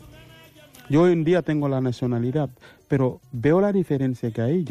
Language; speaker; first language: Spanish; non-native, fluent; Wolof